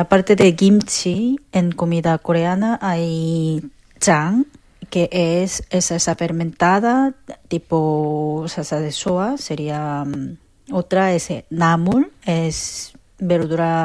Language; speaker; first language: Spanish; non-native, fluent; Korean